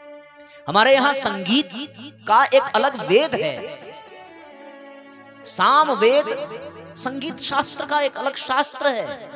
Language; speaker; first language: Hindi; native; Hindi